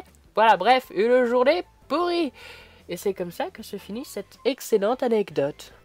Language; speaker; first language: French; native; French